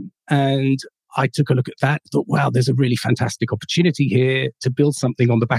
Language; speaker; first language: English; native; English